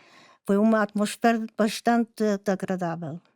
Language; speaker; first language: Portuguese; non-native, fluent; German